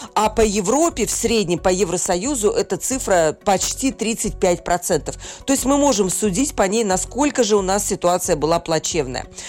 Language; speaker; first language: Russian; native; Russian